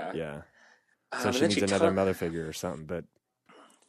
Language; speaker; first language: English; native; English